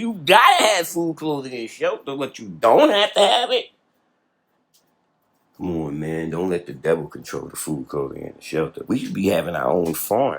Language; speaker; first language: English; native; English